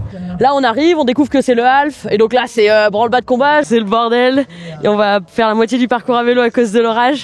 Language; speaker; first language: French; native; French